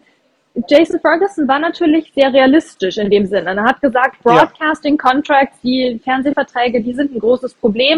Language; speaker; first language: German; native; German